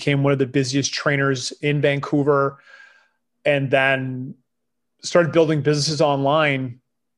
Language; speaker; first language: English; non-native, fluent; French